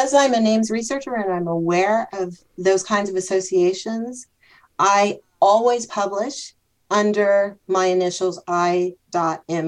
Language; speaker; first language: English; native; English